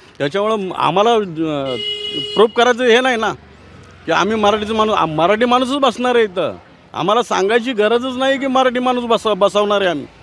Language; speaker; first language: Marathi; native; Marathi